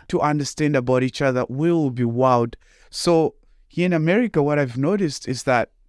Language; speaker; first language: English; non-native, local second language; Shona